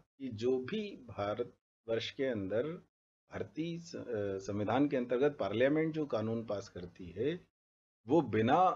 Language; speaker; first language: Hindi; native; Hindi